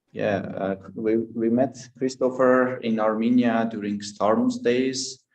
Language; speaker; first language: English; non-native, fluent; Armenian